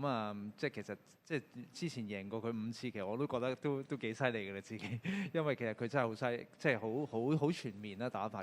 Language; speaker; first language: Cantonese; native; Cantonese